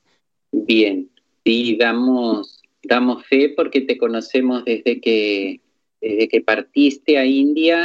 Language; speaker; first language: Spanish; native; Spanish